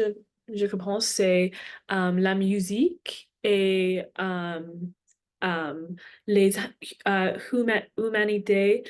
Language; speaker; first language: French; non-native, learner; English